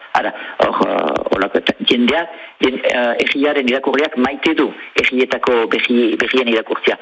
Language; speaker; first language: Basque; native; Basque